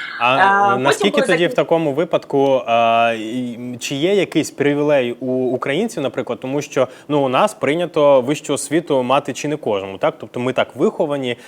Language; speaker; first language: Ukrainian; native; Ukrainian